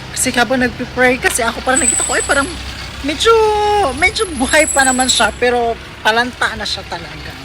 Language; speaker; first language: Filipino; native; Filipino